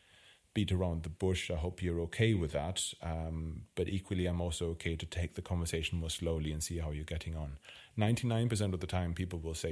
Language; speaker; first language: English; non-native, fluent; German